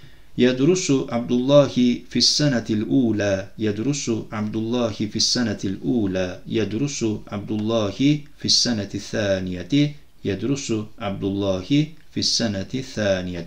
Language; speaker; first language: Arabic; non-native, fluent; Turkish